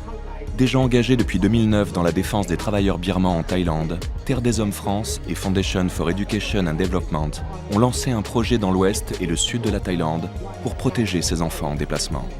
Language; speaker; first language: French; native; French